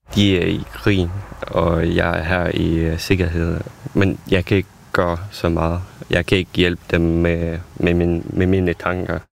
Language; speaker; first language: Danish; non-native, fluent; Ukrainian